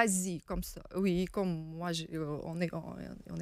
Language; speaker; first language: French; non-native, learner; Ukrainian